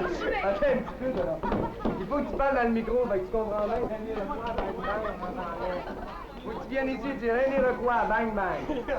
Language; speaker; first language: French; native; French